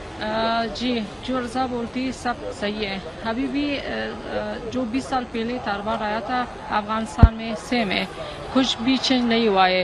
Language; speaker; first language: Hindi; non-native, learner; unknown